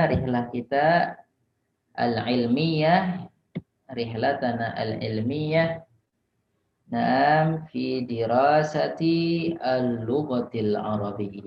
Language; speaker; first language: Arabic; non-native, fluent; Indonesian